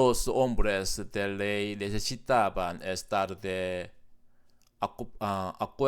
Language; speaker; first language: Spanish; non-native, learner; Korean